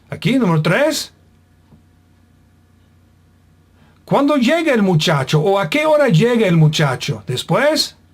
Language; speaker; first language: Spanish; non-native, fluent; English